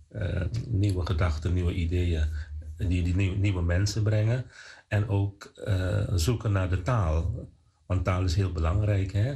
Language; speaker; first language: Dutch; non-native, fluent; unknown